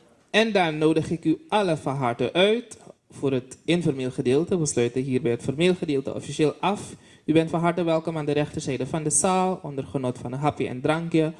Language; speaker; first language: Dutch; native; Dutch